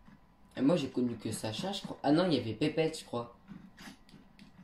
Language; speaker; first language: French; native; French